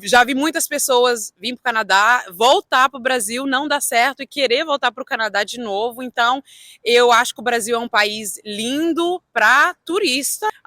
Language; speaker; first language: Portuguese; early bilingual, heritage; Portuguese